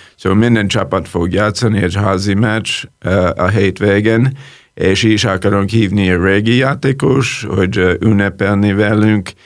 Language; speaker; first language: Hungarian; non-native, learner; English